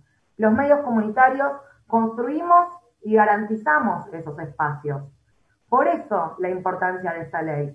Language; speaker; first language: Spanish; native; Spanish